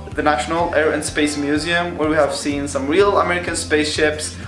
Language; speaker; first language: English; non-native, fluent; Arabic